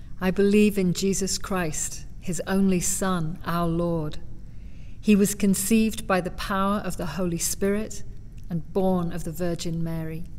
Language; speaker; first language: English; native; English